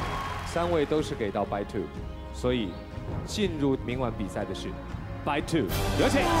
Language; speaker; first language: Chinese; native; Chinese